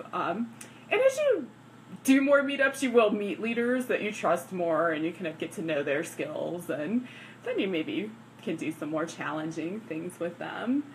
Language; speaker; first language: English; native; English